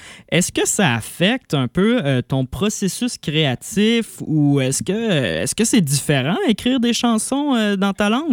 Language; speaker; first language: French; native; French